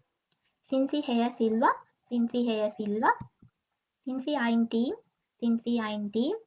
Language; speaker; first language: German; non-native, learner; Sinhala